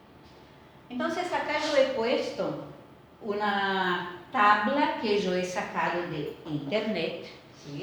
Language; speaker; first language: Spanish; non-native, fluent; Portuguese